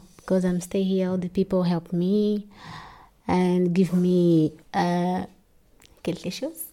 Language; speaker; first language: English; non-native, learner; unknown